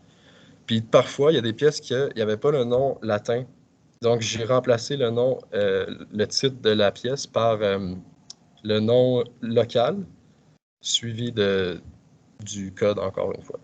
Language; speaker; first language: French; native; French